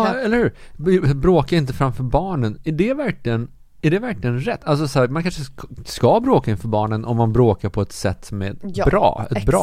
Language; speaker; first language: Swedish; native; Swedish